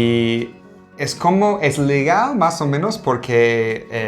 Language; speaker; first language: Spanish; non-native, fluent; English